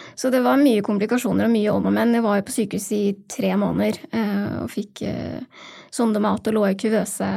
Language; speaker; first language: Norwegian; native; Norwegian